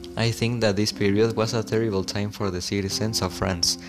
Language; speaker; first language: English; non-native, learner; Spanish